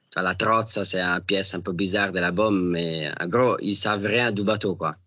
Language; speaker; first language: French; non-native, fluent; Italian